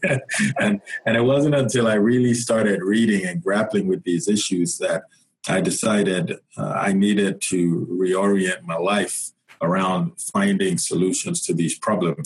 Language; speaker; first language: English; non-native, local second language; Yoruba